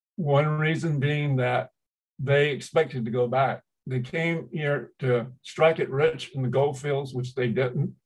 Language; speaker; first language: English; early bilingual, other home language; Chinese